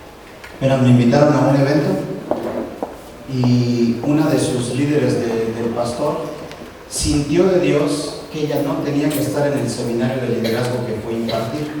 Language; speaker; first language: Spanish; native; Spanish